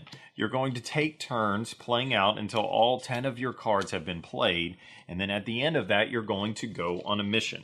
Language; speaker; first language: English; native; English